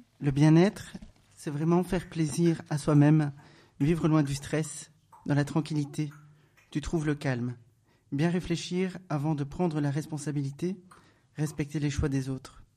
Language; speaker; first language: French; native; French